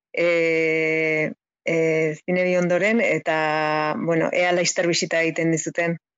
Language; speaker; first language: Basque; native; Basque